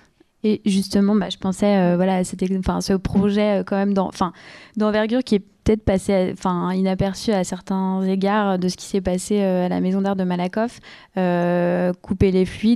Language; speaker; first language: French; native; French